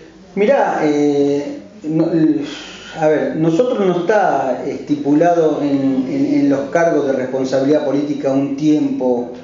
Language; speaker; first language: Spanish; native; Spanish